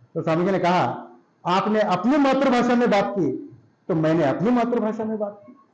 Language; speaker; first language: Hindi; non-native, local second language; Marathi